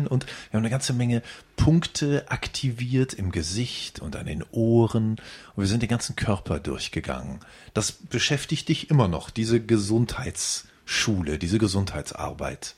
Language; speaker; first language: German; native; German